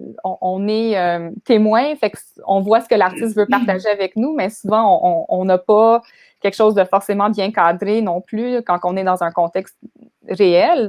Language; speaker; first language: French; native; French